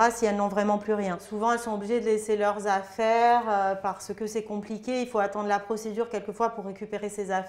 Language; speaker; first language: French; native; French